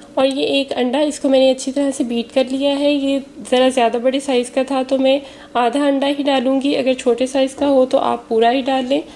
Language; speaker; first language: Urdu; native; Urdu